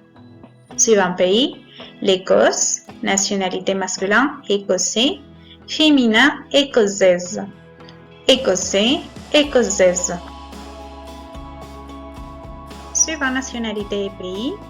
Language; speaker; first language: French; non-native, fluent; Spanish